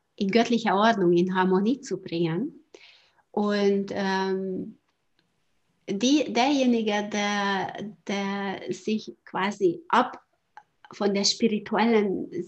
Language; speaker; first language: German; non-native, fluent; Hungarian